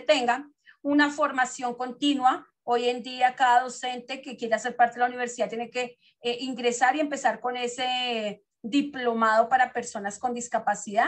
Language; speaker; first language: Spanish; native; Spanish